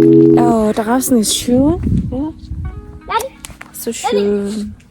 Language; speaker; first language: German; non-native, learner; Mongolian